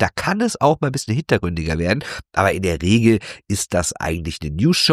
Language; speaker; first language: German; native; German